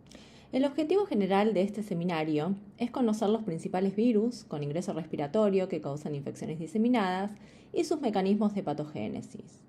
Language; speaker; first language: Spanish; native; Spanish